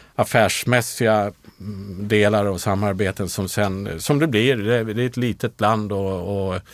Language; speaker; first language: Swedish; native; Swedish